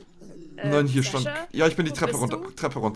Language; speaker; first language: German; native; German